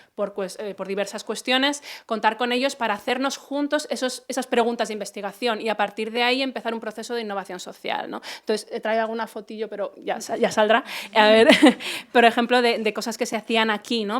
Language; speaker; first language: Spanish; native; Spanish